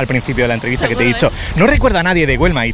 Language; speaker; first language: Spanish; native; Spanish